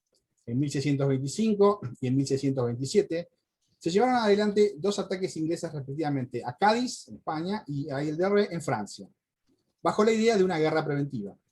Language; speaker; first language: Spanish; native; Spanish